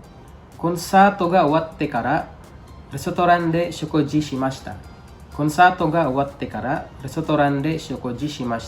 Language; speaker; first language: Japanese; non-native, fluent; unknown